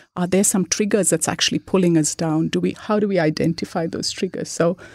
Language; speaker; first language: English; non-native, local second language; Malayalam